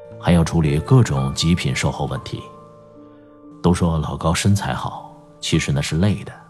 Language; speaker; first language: Chinese; native; Chinese